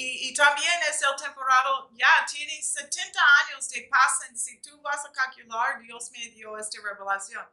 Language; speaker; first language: Spanish; non-native, fluent; English